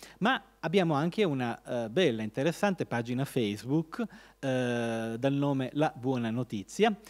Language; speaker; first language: Italian; native; Italian